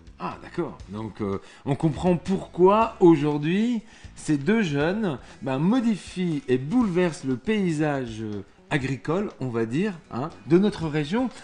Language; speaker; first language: French; native; French